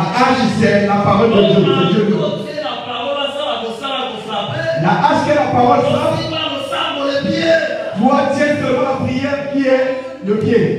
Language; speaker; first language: French; non-native, local second language; Lingala